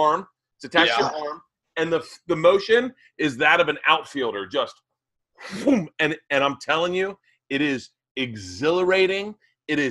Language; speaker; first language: English; native; English